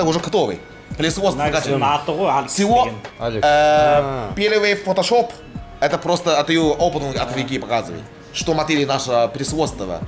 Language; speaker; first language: Russian; non-native, learner; Chinese